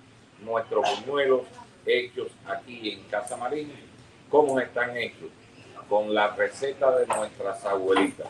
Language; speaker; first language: Spanish; native; Spanish